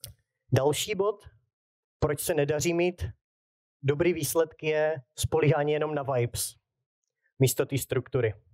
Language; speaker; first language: Czech; native; Czech